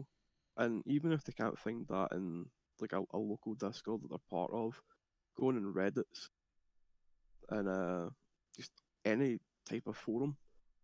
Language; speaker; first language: English; native; English